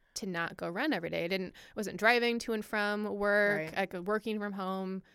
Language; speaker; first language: English; native; English